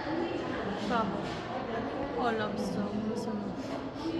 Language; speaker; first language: German; non-native, learner; Hiligaynon